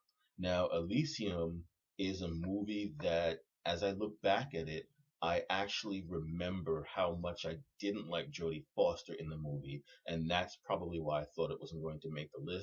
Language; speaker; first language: English; native; English